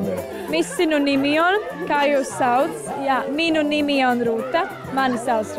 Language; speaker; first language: Latvian; native; Latvian